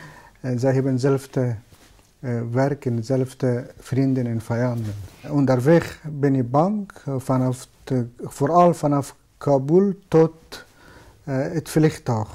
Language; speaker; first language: Dutch; non-native, fluent; Persian